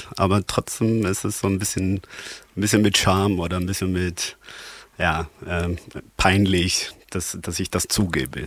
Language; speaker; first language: German; non-native, fluent; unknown